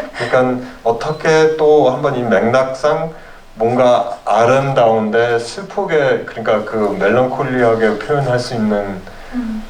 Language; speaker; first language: Korean; early bilingual, heritage; Korean